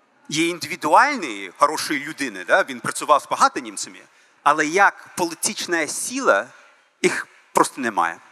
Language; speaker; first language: Ukrainian; early bilingual, heritage; Ukrainian